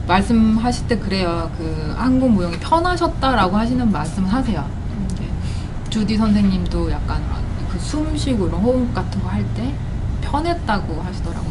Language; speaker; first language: Korean; early bilingual, other home language; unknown